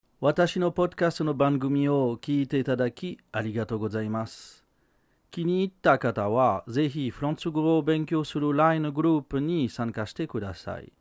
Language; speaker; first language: Japanese; non-native, fluent; French